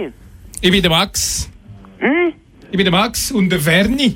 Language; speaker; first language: German; non-native, learner; French